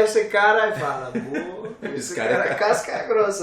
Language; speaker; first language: Portuguese; non-native, learner; English